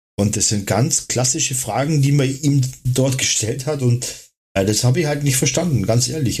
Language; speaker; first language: German; native; German